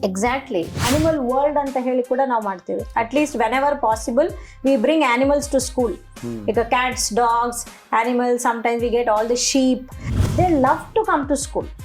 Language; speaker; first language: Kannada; non-native, local second language; Telugu